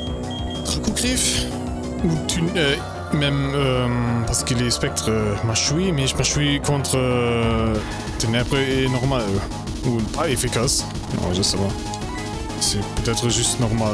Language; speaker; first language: French; non-native, learner; German